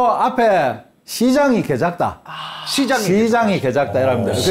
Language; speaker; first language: Korean; native; Korean